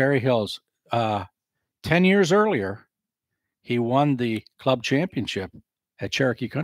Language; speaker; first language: English; native; English